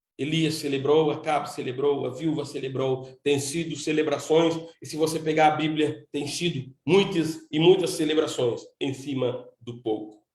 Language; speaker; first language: Portuguese; non-native, local second language; Kabuverdianu